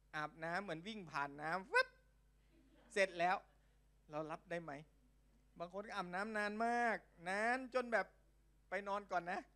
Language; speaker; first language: Thai; non-native, local second language; Lao